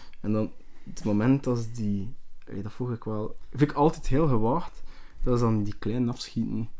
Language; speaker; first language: Dutch; native; Dutch